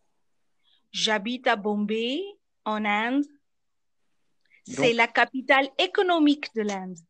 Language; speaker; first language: French; non-native, learner; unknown